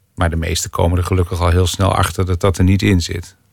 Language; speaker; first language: Dutch; native; Dutch